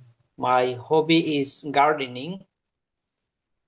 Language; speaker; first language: English; non-native, learner; Bangla